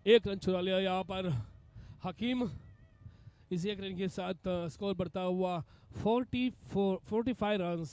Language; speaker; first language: Hindi; non-native, local second language; Kannada